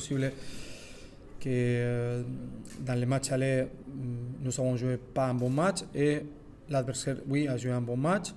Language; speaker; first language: French; non-native, learner; Spanish